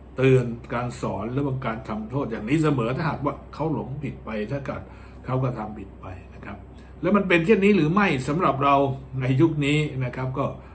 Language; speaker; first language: Thai; native; Thai